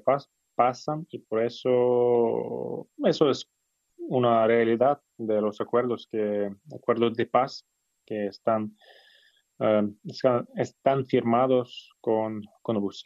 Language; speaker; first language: Spanish; non-native, fluent; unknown